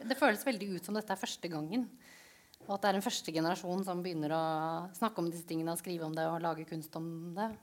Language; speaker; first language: Norwegian; early bilingual, other home language; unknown